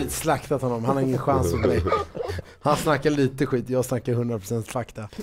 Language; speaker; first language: Swedish; native; Swedish